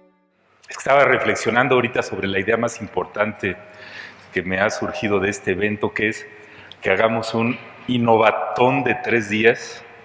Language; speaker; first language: Spanish; native; Spanish